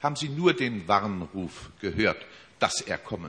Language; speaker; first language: German; native; German